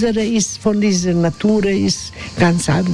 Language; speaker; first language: German; non-native, learner; Croatian